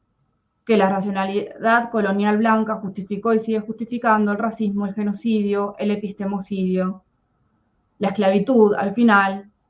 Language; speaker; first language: Spanish; native; Spanish